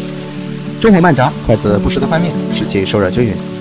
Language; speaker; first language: Chinese; native; Chinese